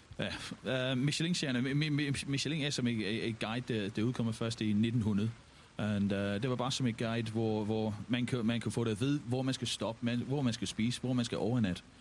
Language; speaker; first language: Danish; non-native, fluent; English